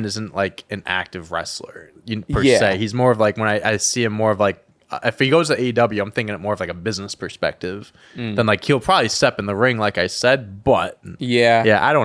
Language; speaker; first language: English; native; English